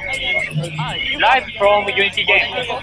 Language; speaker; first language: English; non-native, learner; Japanese